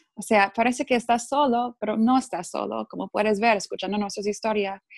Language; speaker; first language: Spanish; non-native, fluent; English